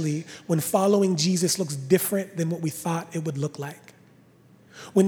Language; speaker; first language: English; native; English